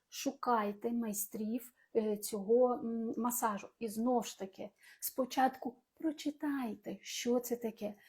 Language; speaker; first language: Ukrainian; non-native, local second language; Russian